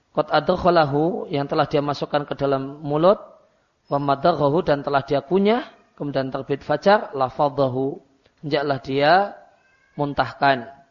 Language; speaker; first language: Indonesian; non-native, local second language; Javanese